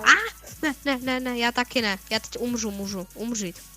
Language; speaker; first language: Czech; early bilingual, other home language; Russian